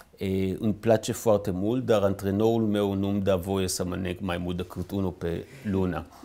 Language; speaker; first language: Romanian; early bilingual, heritage; Hebrew